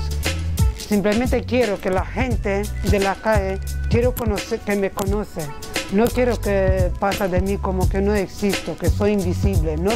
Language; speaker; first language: Spanish; non-native, learner; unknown